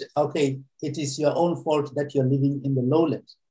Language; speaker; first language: English; non-native, local second language; Venda